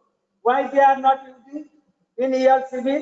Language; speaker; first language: English; non-native, learner; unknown